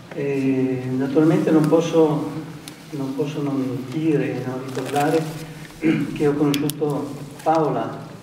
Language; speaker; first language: Italian; native; Italian